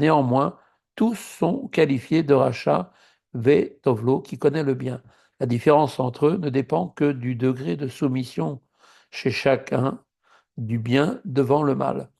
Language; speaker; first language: French; native; French